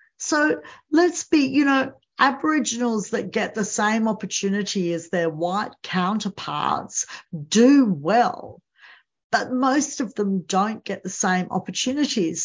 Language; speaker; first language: English; native; English